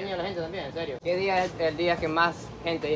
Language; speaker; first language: Spanish; non-native, fluent; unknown